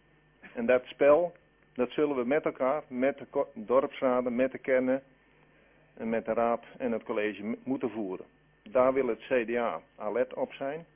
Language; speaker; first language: Dutch; native; Dutch